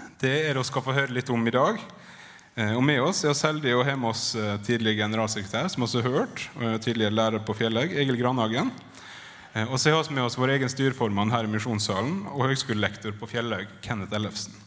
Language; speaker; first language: Norwegian; native; Norwegian